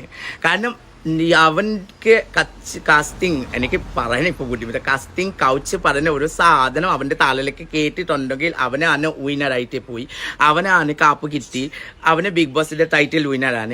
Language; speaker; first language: Malayalam; non-native, learner; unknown